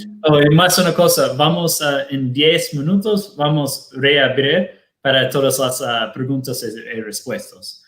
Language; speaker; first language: Spanish; non-native, fluent; Portuguese